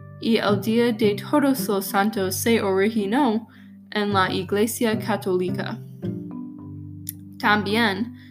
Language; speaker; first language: Spanish; non-native, learner; English